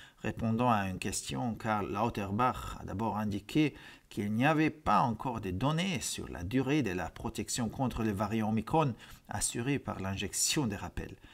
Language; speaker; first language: French; non-native, fluent; Hungarian